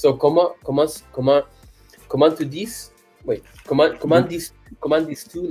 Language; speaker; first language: French; non-native, learner; English